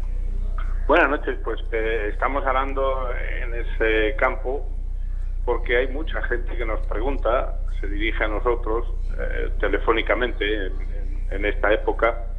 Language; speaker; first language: Spanish; native; Spanish